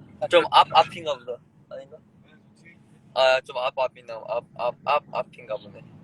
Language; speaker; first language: Korean; early bilingual, other home language; English